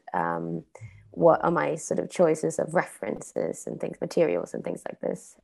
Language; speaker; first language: English; non-native, fluent; Swedish